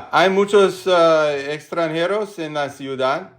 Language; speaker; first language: Spanish; non-native, learner; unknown